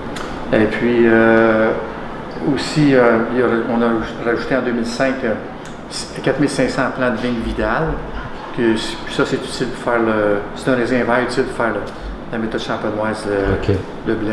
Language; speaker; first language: French; native; French